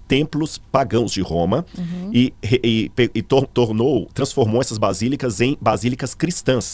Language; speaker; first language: Portuguese; native; Portuguese